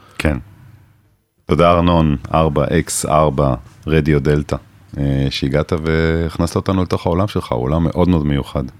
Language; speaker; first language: Hebrew; native; Hebrew